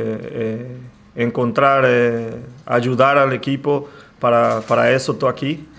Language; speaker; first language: Portuguese; non-native, learner; Spanish